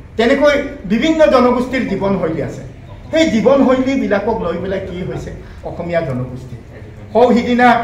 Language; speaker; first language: Assamese; non-native, local second language; Mising